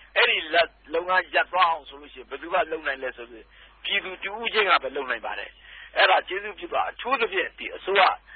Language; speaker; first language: Burmese; non-native, local second language; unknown